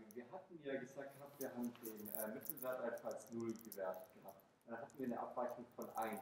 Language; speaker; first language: German; native; German